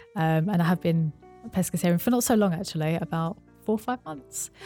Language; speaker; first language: English; native; English